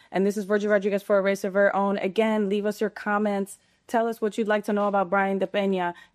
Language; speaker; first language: English; early bilingual, other home language; Spanish